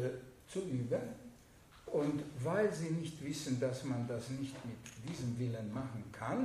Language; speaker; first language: German; non-native, fluent; Hungarian